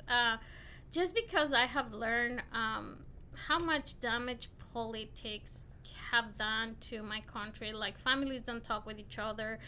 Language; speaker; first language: English; non-native, fluent; Spanish